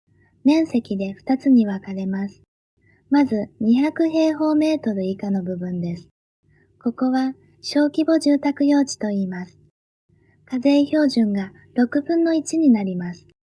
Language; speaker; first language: Japanese; native; Japanese